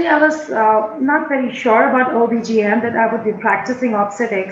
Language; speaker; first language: English; non-native, local second language; Hindi